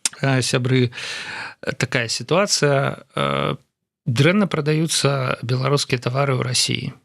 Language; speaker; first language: Belarusian; non-native, local second language; Russian